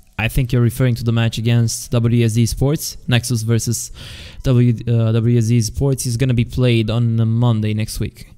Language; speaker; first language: English; non-native, fluent; Romanian